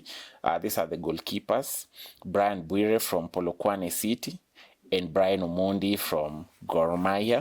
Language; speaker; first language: English; non-native, local second language; Swahili